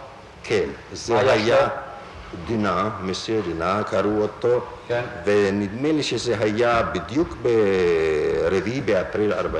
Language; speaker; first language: Hebrew; non-native, fluent; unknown